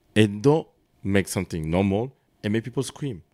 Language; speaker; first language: English; non-native, learner; French